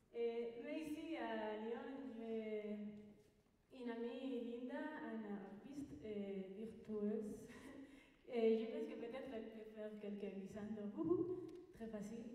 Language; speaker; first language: French; non-native, learner; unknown